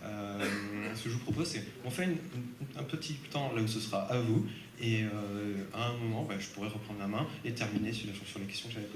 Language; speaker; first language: French; native; French